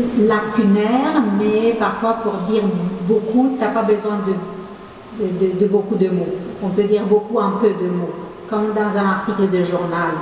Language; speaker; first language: French; non-native, fluent; Romanian